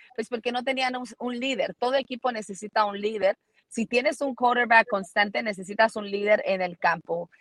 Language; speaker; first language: Spanish; early bilingual, heritage; Spanish